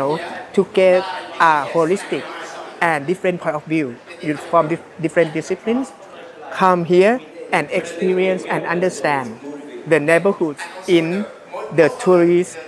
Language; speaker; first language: English; non-native, fluent; Thai